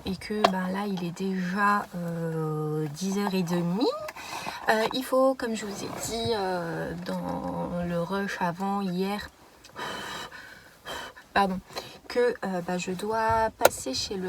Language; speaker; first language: French; native; French